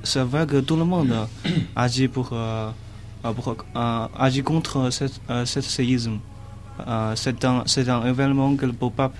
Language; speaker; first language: French; non-native, learner; Chinese